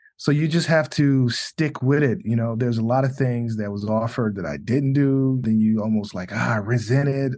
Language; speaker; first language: English; native; English